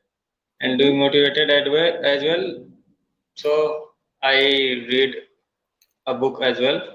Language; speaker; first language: English; non-native, learner; Hindi